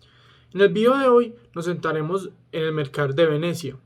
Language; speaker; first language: Spanish; native; Spanish